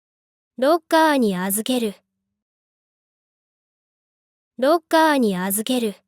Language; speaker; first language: Japanese; native; Japanese